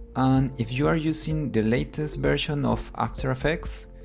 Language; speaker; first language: English; non-native, fluent; Spanish